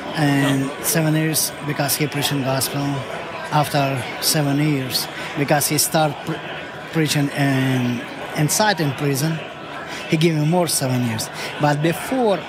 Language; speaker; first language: English; non-native, learner; Ukrainian